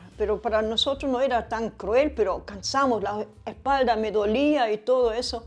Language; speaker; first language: Spanish; early bilingual, other home language; German